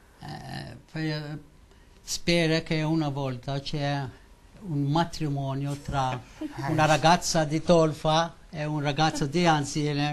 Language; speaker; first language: Italian; non-native, learner; Maltese